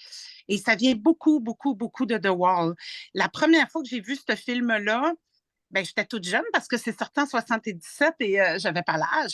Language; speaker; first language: French; native; French